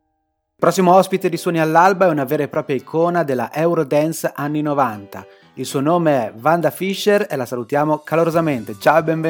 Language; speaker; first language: Italian; native; Italian